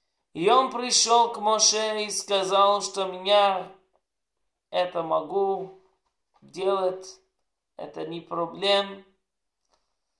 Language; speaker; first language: Russian; non-native, learner; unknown